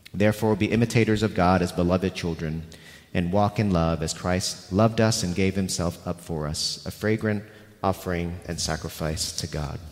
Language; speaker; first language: English; non-native, local second language; Cantonese